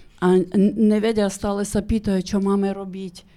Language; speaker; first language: Slovak; non-native, learner; Ukrainian